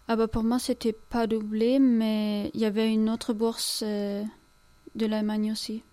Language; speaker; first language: French; non-native, fluent; German